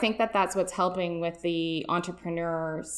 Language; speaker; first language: English; native; English